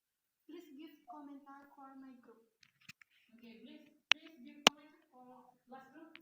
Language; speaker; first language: English; non-native, learner; Indonesian